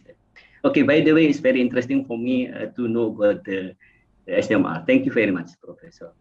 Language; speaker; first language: English; non-native, fluent; Indonesian